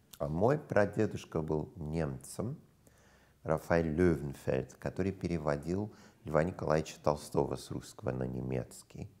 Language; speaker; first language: Russian; non-native, fluent; English